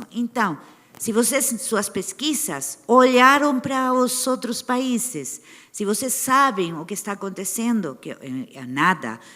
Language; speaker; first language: Portuguese; non-native, fluent; Spanish